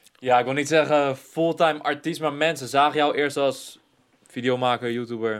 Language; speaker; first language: Dutch; early bilingual, other home language; Persian